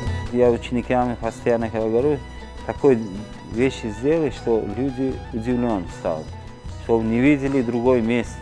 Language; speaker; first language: Russian; non-native, learner; Uzbek